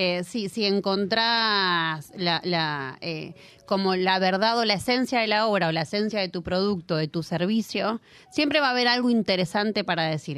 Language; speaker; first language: Spanish; native; Spanish